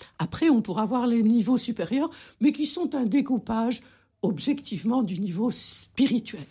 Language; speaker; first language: French; native; French